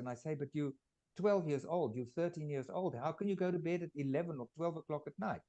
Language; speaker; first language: English; non-native, fluent; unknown